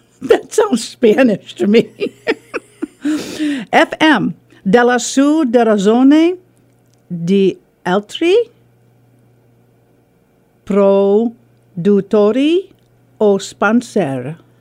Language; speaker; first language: Italian; non-native, learner; English